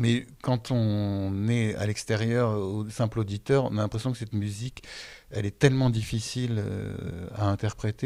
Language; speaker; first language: French; native; French